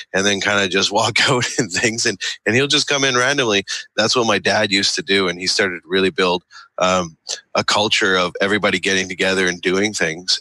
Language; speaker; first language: English; native; English